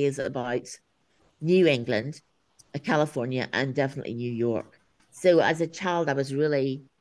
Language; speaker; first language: English; native; English